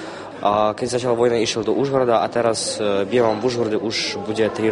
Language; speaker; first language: Slovak; non-native, learner; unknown